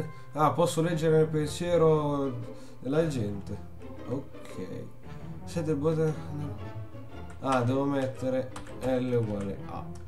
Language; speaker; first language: Italian; native; Italian